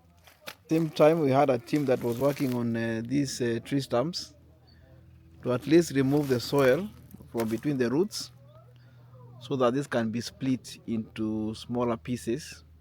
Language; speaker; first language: English; non-native, local second language; Swahili